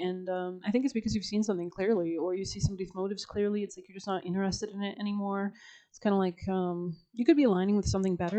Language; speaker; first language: English; native; English